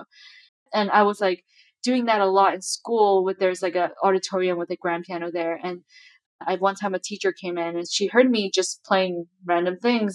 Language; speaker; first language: English; non-native, local second language; Chinese